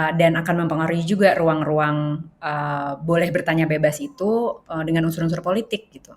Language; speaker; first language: Indonesian; early bilingual, other home language; English